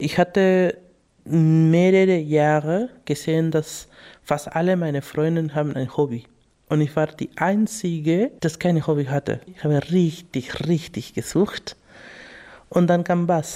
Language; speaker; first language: German; non-native, fluent; Spanish